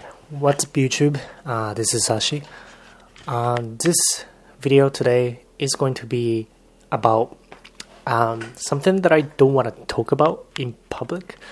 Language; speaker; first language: English; non-native, fluent; Japanese